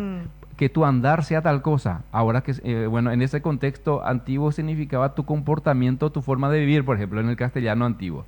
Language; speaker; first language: Spanish; native; Spanish